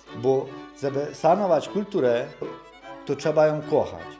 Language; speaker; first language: Polish; native; Polish